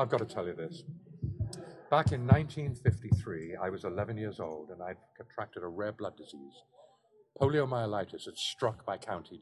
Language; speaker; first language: English; native; English